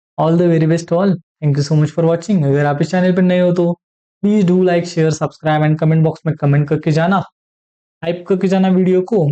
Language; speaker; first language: Hindi; non-native, local second language; Marathi